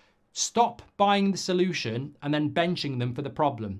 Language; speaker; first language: English; native; English